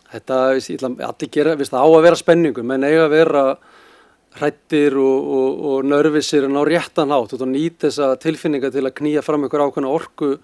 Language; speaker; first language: Icelandic; native; Icelandic